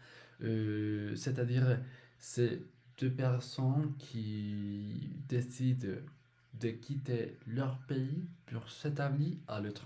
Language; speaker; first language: French; non-native, learner; Spanish